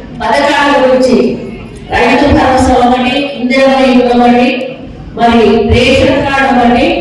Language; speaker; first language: Telugu; native; Telugu